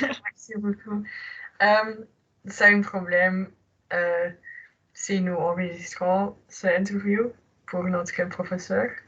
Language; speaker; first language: French; non-native, learner; Dutch